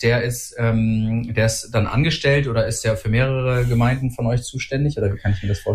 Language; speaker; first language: German; native; German